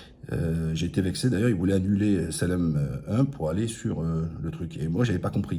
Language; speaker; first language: French; native; French